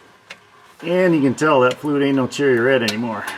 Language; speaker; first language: English; native; English